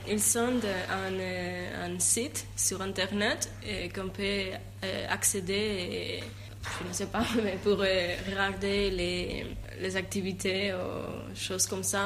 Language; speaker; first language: French; non-native, learner; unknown